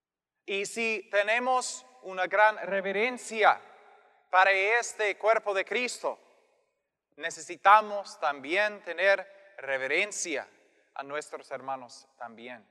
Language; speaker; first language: Spanish; non-native, fluent; English